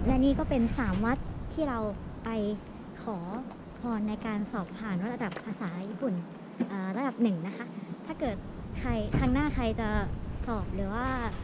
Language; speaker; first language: Thai; native; Thai